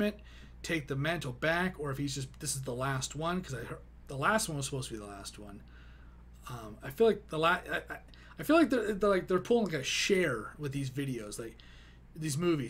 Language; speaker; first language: English; native; English